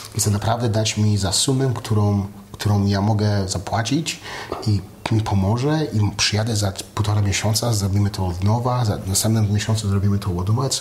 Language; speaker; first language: Polish; early bilingual, heritage; Polish